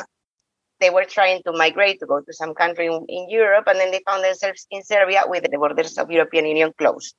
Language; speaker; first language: English; non-native, fluent; Spanish